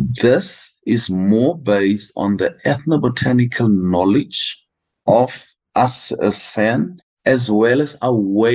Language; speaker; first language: English; non-native, local second language; Afrikaans